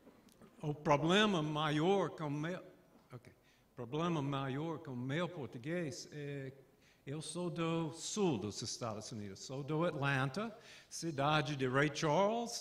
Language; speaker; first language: Portuguese; non-native, fluent; English